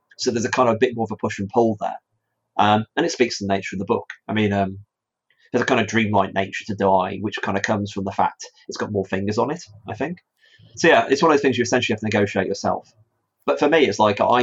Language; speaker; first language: English; native; English